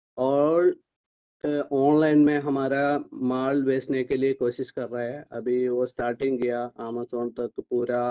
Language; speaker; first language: Hindi; non-native, local second language; Malayalam